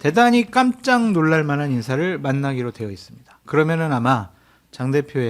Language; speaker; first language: Korean; native; Korean